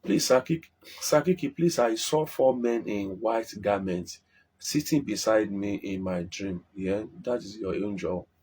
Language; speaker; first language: English; non-native, local second language; Yoruba